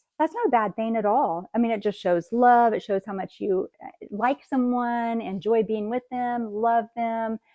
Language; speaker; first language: English; native; English